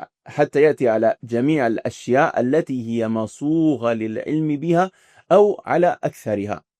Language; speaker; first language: Arabic; non-native, fluent; English